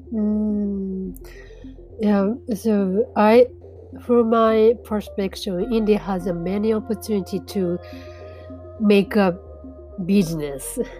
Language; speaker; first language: English; non-native, learner; Japanese